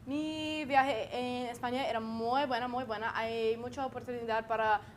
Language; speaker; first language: Spanish; non-native, learner; English